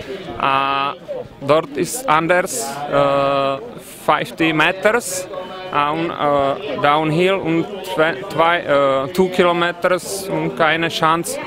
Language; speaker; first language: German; non-native, learner; Czech